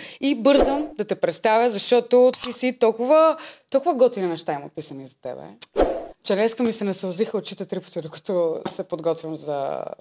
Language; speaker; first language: Bulgarian; native; Bulgarian